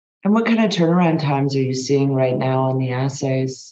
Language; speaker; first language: English; native; English